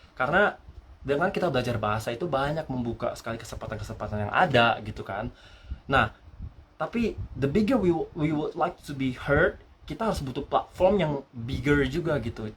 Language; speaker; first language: Indonesian; native; Indonesian